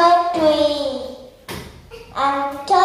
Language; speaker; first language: English; non-native, learner; Vietnamese